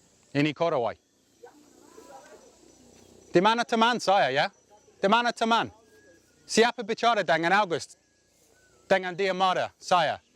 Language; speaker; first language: Indonesian; non-native, learner; English